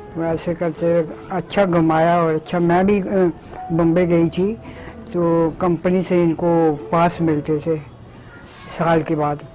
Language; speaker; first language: Hindi; early bilingual, other home language; Punjabi